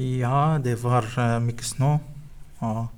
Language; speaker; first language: Swedish; non-native, learner; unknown